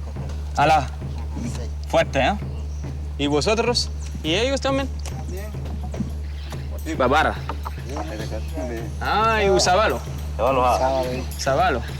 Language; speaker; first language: Spanish; non-native, learner; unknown